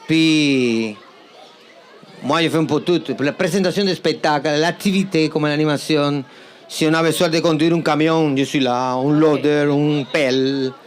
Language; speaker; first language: French; non-native, fluent; Spanish